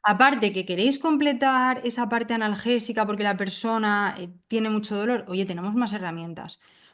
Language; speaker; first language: Spanish; native; Spanish